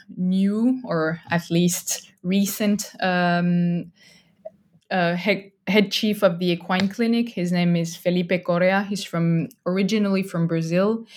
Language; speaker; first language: English; non-native, fluent; French